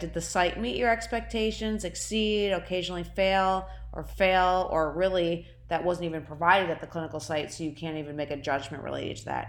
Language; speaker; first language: English; native; English